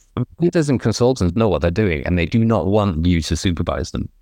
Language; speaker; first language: English; native; English